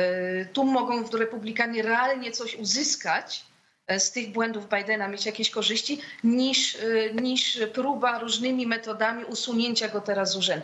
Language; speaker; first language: Polish; native; Polish